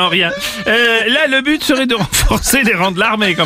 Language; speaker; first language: French; native; French